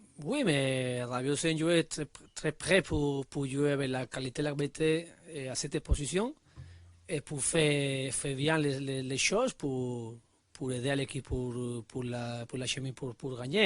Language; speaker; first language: French; non-native, learner; Spanish